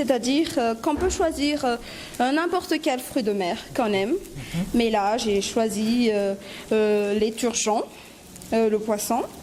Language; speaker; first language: French; non-native, local second language; Malagasy